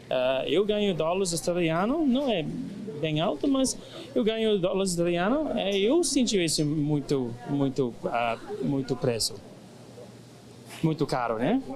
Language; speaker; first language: Portuguese; non-native, learner; English